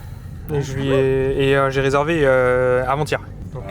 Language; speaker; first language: French; native; French